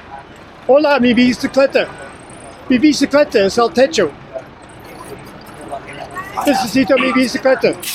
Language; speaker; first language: Spanish; non-native, learner; English